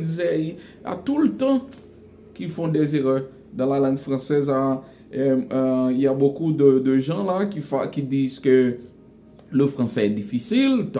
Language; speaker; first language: French; non-native, local second language; Haitian Creole